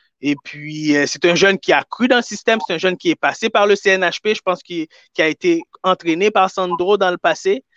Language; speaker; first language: French; native; French